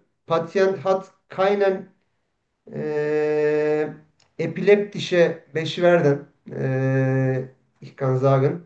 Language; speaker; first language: German; non-native, learner; Turkish